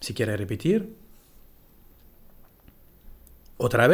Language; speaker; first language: Spanish; non-native, fluent; French